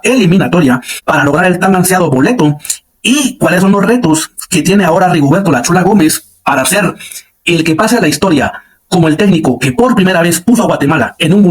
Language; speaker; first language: Spanish; native; Spanish